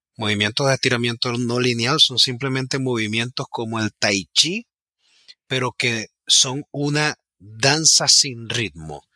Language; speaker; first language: Spanish; native; Spanish